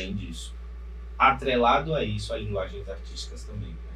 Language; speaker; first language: Portuguese; native; Portuguese